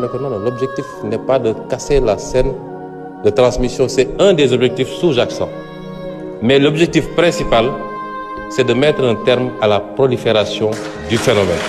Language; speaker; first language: French; non-native, local second language; Wolof